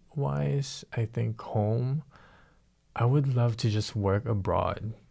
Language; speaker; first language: English; early bilingual, other home language; Filipino